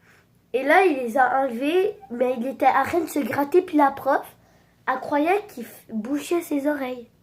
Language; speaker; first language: French; native; French